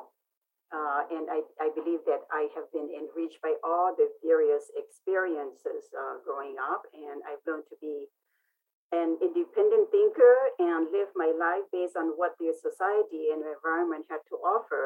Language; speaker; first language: English; non-native, fluent; Lao